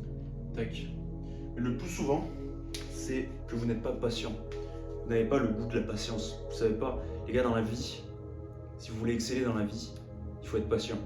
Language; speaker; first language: French; native; French